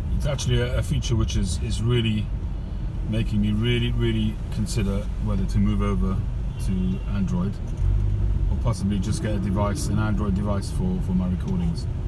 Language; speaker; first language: English; native; English